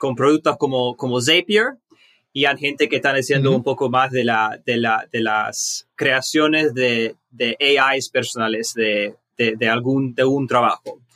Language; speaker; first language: Spanish; early bilingual, heritage; Spanish